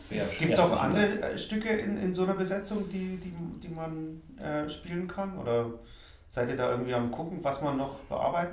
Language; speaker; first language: German; native; German